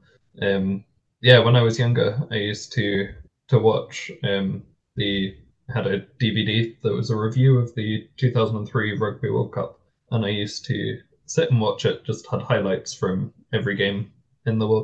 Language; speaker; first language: English; native; English